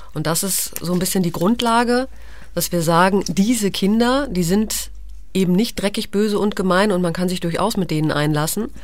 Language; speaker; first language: German; native; German